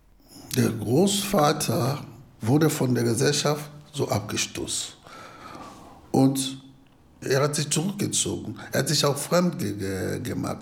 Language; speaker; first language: German; non-native, fluent; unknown